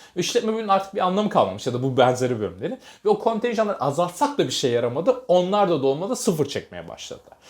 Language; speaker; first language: Turkish; native; Turkish